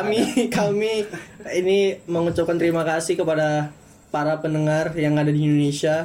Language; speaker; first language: Indonesian; native; Indonesian